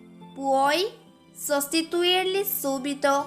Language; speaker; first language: Italian; non-native, fluent; Urdu